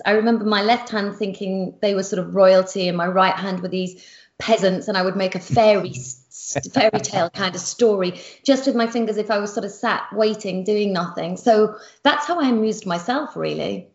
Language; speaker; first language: English; native; English